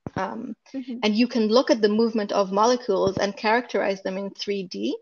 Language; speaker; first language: English; non-native, fluent; Hebrew